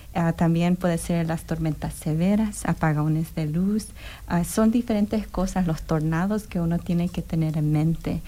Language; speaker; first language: Spanish; early bilingual, heritage; Spanish